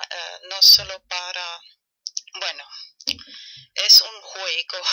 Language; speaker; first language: Spanish; non-native, fluent; German